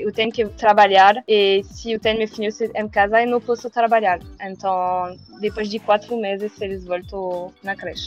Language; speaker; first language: Portuguese; non-native, learner; French